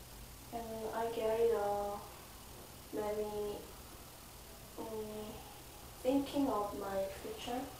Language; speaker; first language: English; non-native, learner; Korean